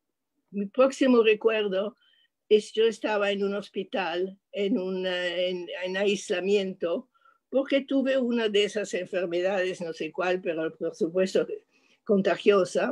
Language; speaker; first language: Spanish; non-native, fluent; French